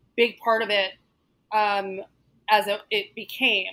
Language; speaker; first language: English; native; English